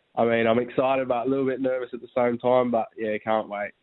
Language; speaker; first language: English; native; English